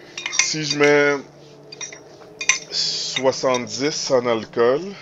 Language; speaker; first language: French; native; French